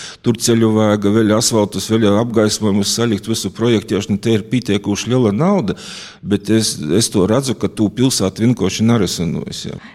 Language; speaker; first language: Latvian; native; Latvian